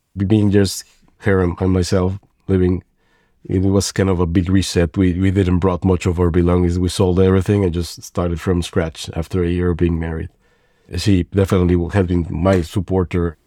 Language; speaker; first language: English; non-native, fluent; Spanish